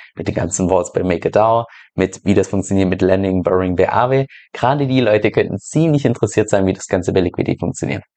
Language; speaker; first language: German; native; German